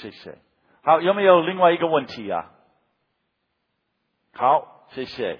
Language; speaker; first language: Chinese; non-native, fluent; English